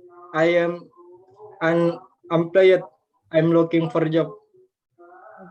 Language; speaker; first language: English; non-native, learner; Indonesian